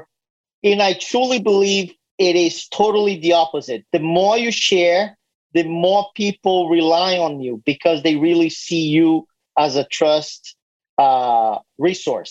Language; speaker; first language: English; non-native, fluent; Portuguese